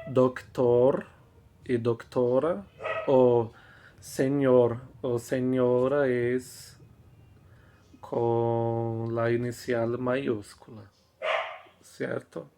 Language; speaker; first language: Spanish; non-native, fluent; Portuguese